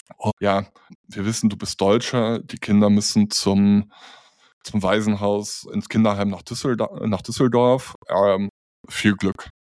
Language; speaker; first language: German; native; German